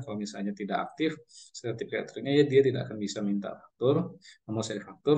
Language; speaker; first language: Indonesian; native; Indonesian